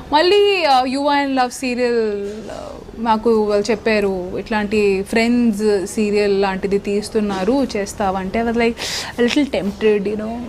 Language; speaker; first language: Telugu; non-native, local second language; Hindi